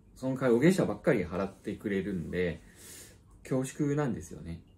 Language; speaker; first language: Japanese; non-native, fluent; Chinese